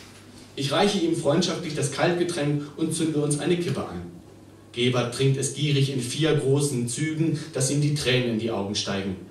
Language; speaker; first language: German; native; German